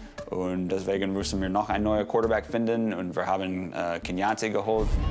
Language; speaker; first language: German; non-native, fluent; English